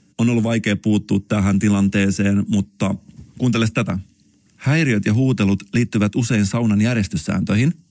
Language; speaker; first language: Finnish; native; Finnish